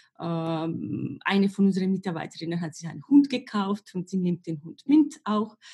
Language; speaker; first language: German; non-native, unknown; Slovenian